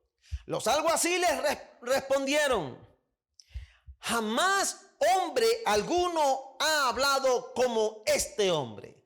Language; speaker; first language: Spanish; native; Spanish